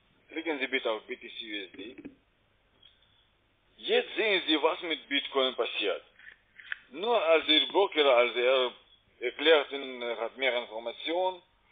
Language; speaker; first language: German; non-native, fluent; Russian